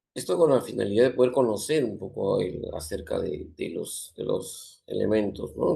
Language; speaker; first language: Spanish; native; Spanish